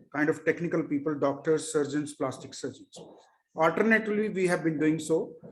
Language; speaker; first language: English; non-native, local second language; Hindi